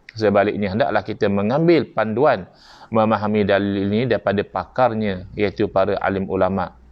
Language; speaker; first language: Malay; native; Malay